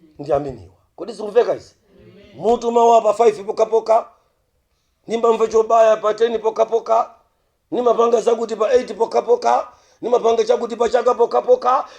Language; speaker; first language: Nyanja; native; Nyanja